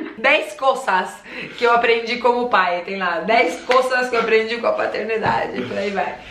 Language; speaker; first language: Portuguese; native; Portuguese